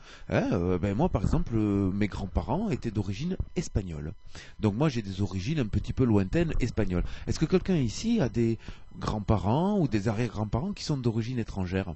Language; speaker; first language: French; native; French